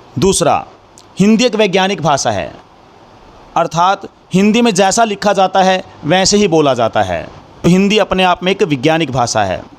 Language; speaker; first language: Hindi; native; Hindi